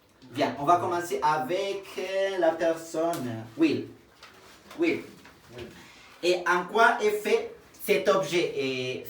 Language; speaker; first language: French; non-native, fluent; Spanish